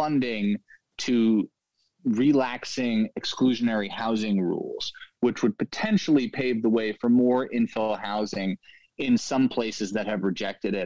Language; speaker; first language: English; native; English